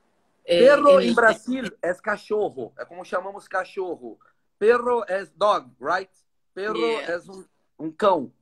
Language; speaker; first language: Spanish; non-native, learner; Portuguese